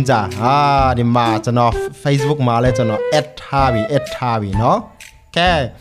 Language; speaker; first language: Burmese; non-native, local second language; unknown